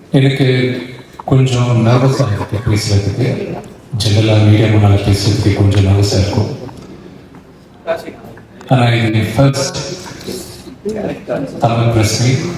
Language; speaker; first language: Tamil; non-native, local second language; Telugu